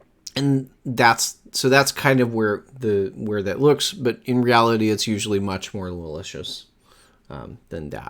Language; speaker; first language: English; native; English